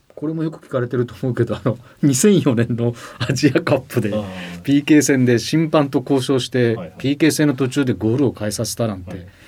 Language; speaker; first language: Japanese; native; Japanese